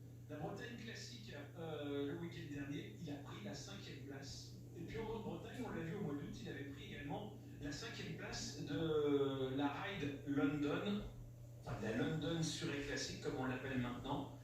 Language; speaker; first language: French; native; French